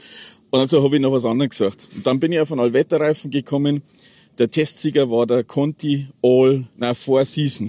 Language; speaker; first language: German; native; German